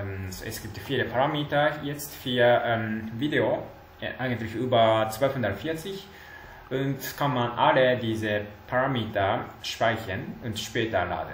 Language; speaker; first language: German; non-native, learner; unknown